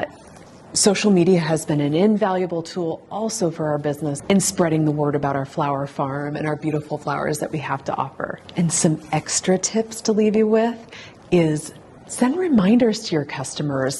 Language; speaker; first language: English; native; English